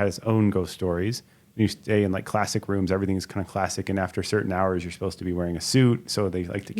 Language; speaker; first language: English; native; English